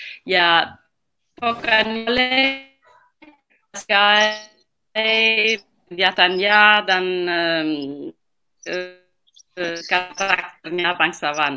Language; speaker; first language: Indonesian; non-native, learner; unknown